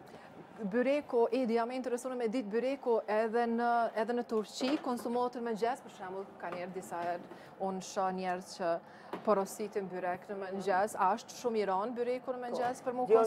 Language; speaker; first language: Albanian; native; Albanian